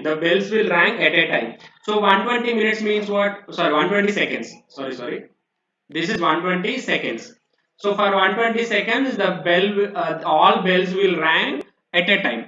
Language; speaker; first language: English; non-native, local second language; Telugu